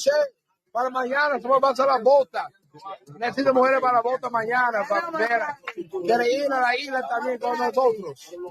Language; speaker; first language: Spanish; non-native, learner; English